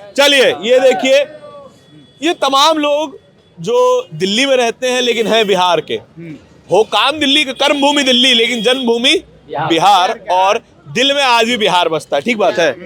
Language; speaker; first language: Hindi; native; Hindi